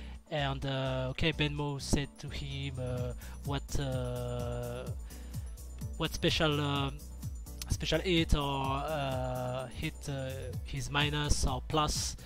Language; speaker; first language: English; non-native, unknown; French